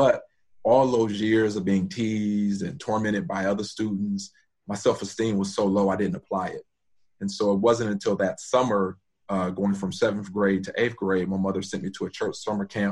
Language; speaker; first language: English; native; English